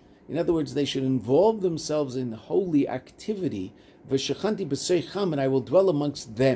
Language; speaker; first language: English; native; English